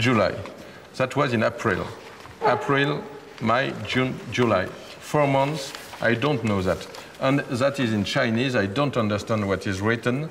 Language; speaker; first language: English; non-native, learner; French